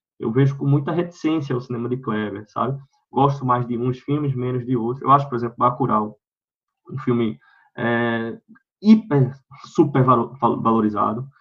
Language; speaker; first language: Portuguese; native; Portuguese